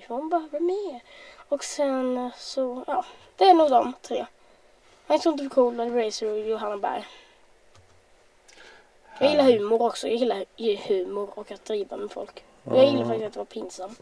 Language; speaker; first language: Swedish; native; Swedish